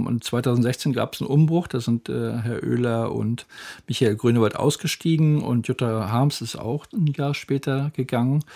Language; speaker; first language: German; native; German